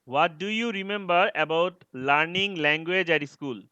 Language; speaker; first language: English; non-native, learner; Bangla